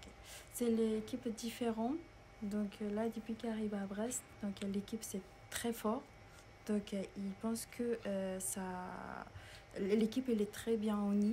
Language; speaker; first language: French; non-native, learner; Spanish